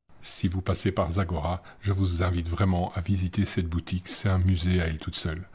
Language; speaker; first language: French; native; French